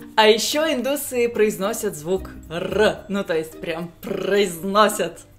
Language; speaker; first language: Russian; native; Russian